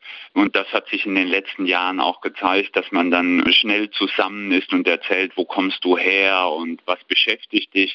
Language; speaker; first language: German; native; German